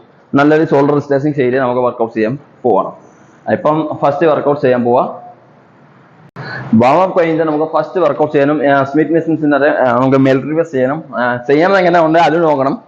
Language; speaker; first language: Malayalam; non-native, learner; Assamese